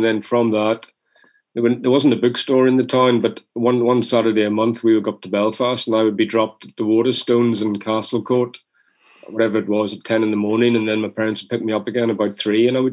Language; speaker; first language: English; native; English